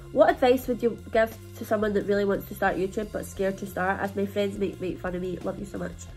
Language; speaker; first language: English; native; English